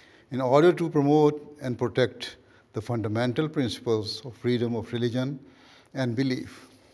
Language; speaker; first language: English; non-native, local second language; Urdu